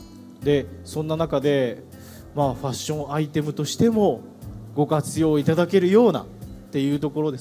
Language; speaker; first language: Japanese; native; Japanese